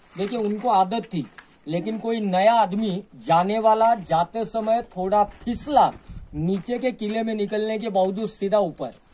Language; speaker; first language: Hindi; non-native, local second language; Marathi